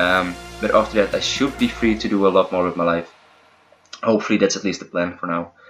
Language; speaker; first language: English; non-native, fluent; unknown